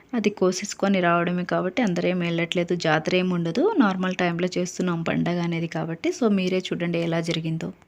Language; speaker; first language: Telugu; native; Telugu